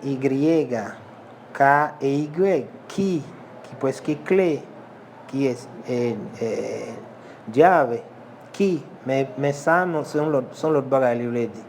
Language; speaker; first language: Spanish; non-native, local second language; Haitian Creole